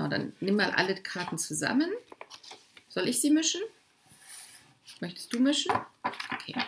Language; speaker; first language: German; native; German